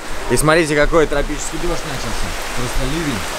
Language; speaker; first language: Russian; native; Russian